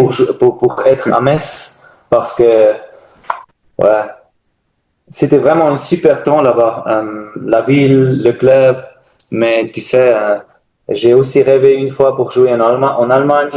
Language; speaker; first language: French; non-native, learner; German